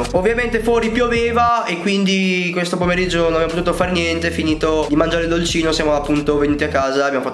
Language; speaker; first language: Italian; native; Italian